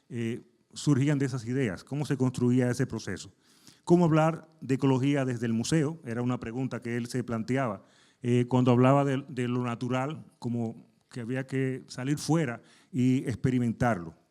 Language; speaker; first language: Spanish; native; Spanish